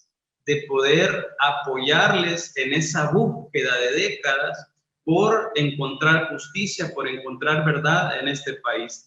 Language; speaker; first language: Spanish; native; Spanish